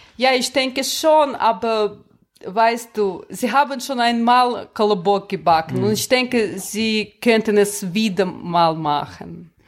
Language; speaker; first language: German; non-native, learner; Russian